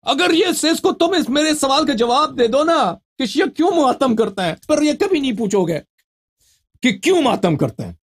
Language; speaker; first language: Urdu; non-native, fluent; Persian